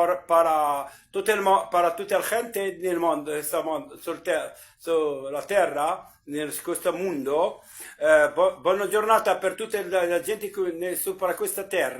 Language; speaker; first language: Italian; non-native, learner; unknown